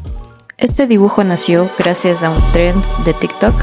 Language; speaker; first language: Spanish; native; Spanish